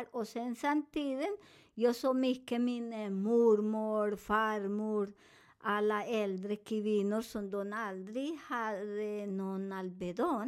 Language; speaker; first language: Swedish; non-native, learner; Spanish